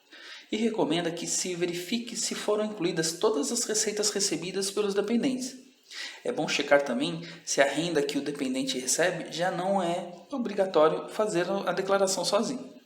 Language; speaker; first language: Portuguese; native; Portuguese